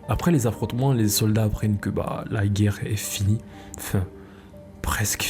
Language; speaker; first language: French; native; French